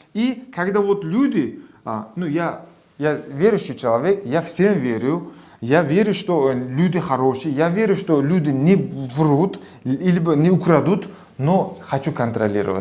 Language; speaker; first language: Russian; non-native, local second language; Uzbek